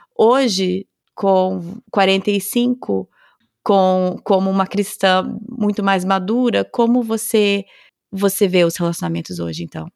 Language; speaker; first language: Portuguese; native; Portuguese